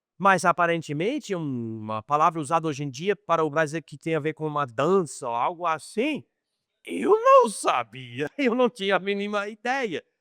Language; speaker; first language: Portuguese; non-native, fluent; English